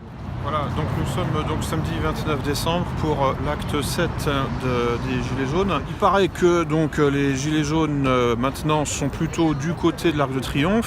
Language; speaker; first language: French; native; French